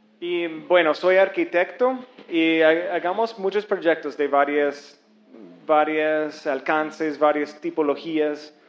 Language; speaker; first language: Spanish; non-native, fluent; English